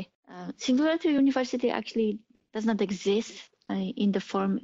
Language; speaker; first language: English; non-native, fluent; Polish